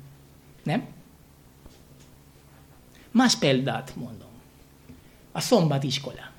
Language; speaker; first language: Hungarian; non-native, fluent; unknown